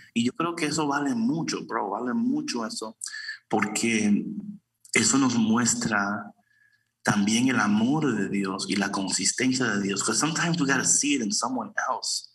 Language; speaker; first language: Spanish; early bilingual, heritage; Spanish